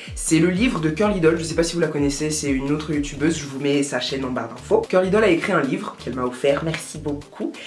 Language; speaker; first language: French; native; French